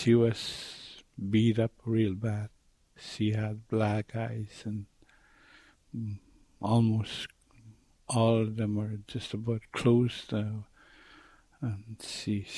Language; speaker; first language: English; non-native, fluent; Cree